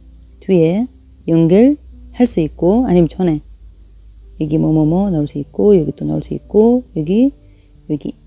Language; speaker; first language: Korean; non-native, fluent; Arabic